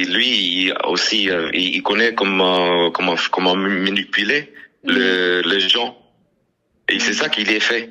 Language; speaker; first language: French; non-native, learner; English